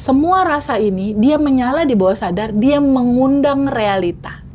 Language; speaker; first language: Indonesian; native; Indonesian